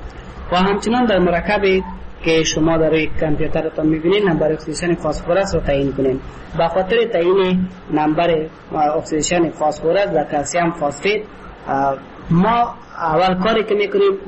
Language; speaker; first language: Persian; native; Persian